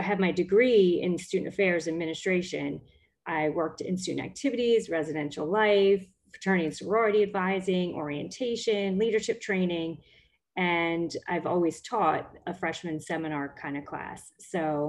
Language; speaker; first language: English; native; English